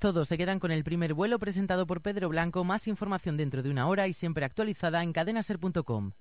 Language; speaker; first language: Spanish; native; Spanish